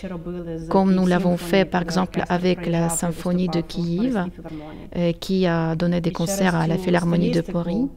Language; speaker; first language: French; non-native, fluent; Ukrainian